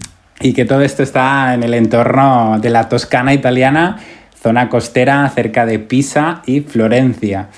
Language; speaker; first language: Spanish; native; Spanish